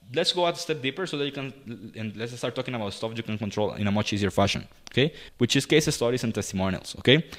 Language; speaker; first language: English; non-native, fluent; Spanish